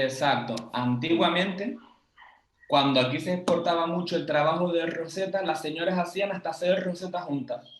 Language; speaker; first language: Spanish; native; Spanish